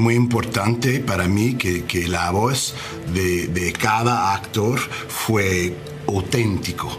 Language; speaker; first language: Spanish; non-native, learner; English